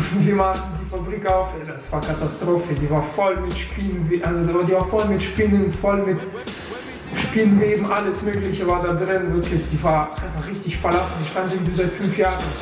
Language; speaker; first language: German; non-native, fluent; Russian